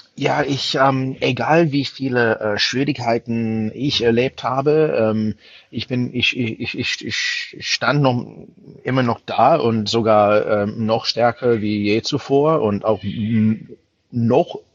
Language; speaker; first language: German; non-native, fluent; English